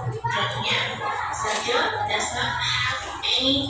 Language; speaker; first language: English; non-native, learner; Indonesian